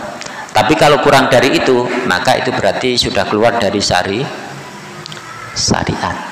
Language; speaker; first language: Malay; non-native, local second language; Javanese